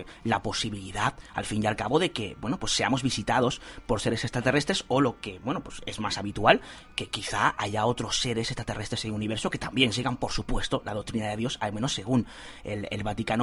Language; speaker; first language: Spanish; native; Spanish